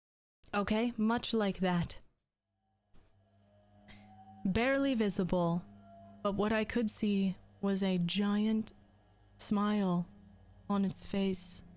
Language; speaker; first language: English; native; English